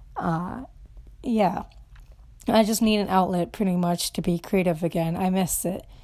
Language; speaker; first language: English; non-native, fluent; Romanian